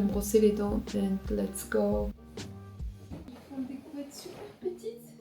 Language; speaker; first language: French; non-native, fluent; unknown